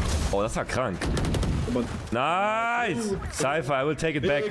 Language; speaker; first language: English; non-native, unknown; German